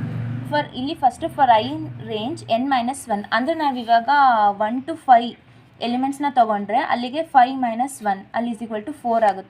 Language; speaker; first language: Kannada; native; Kannada